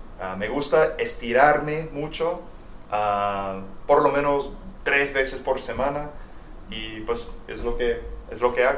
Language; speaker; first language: Spanish; non-native, fluent; English